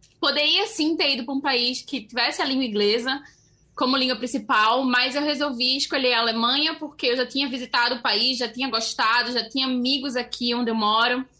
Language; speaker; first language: Portuguese; native; Portuguese